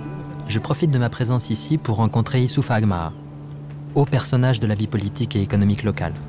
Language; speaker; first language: French; native; French